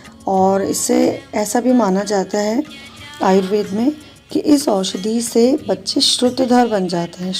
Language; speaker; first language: Hindi; native; Hindi